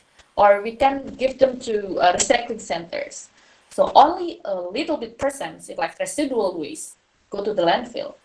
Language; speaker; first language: English; non-native, learner; Indonesian